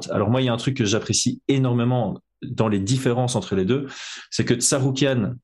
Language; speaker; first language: French; native; French